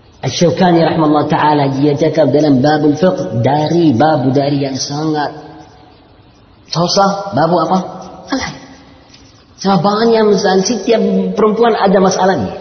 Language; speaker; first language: Indonesian; non-native, learner; Arabic